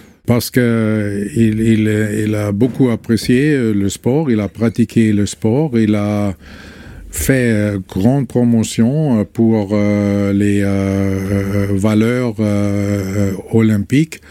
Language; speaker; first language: French; non-native, fluent; German